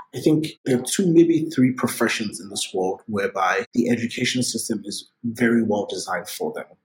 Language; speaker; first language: English; non-native, local second language; Yoruba